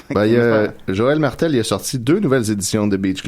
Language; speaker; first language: French; native; French